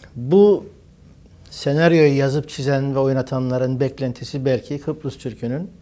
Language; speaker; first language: Turkish; native; Turkish